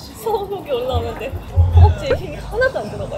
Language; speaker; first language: Korean; native; Korean